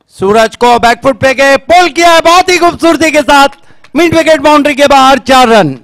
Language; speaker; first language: Hindi; non-native, local second language; Marathi